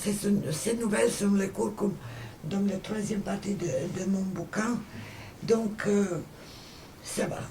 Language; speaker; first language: French; non-native, fluent; Serbian